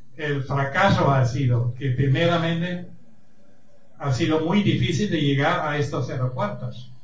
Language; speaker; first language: Spanish; non-native, fluent; German